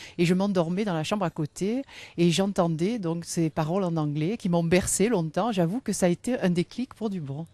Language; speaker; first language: French; native; French